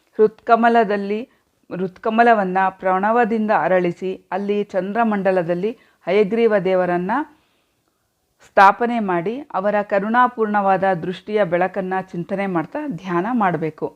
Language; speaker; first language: Kannada; native; Kannada